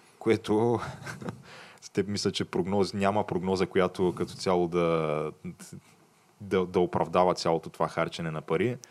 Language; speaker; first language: Bulgarian; native; Bulgarian